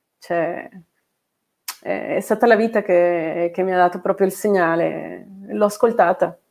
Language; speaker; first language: Italian; non-native, fluent; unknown